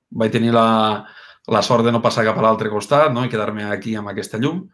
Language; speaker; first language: Catalan; native; Catalan